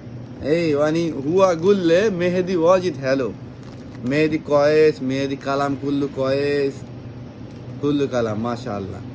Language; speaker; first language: Arabic; non-native, learner; Bangla